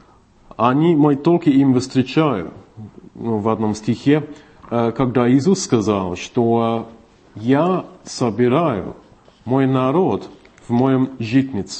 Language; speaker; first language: Russian; non-native, fluent; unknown